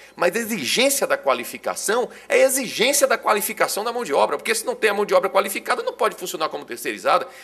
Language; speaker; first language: Portuguese; native; Portuguese